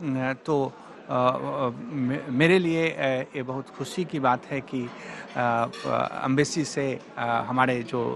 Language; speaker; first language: Hindi; native; Hindi